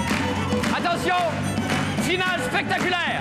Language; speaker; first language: French; native; French